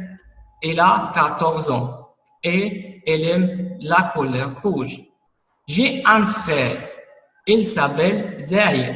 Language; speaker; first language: French; non-native, fluent; Arabic